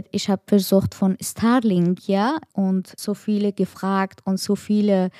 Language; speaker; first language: German; non-native, learner; Persian